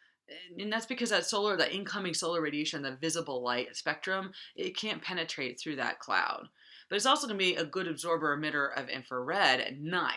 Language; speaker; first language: English; native; English